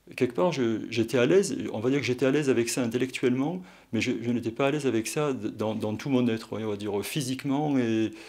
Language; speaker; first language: French; native; French